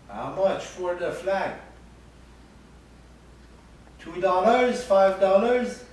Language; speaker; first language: English; non-native, learner; French